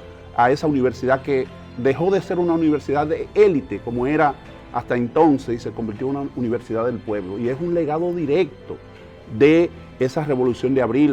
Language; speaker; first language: Spanish; native; Spanish